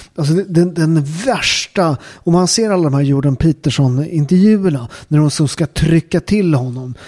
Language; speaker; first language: Swedish; native; Swedish